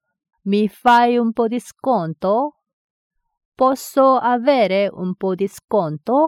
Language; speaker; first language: Italian; non-native, fluent; Korean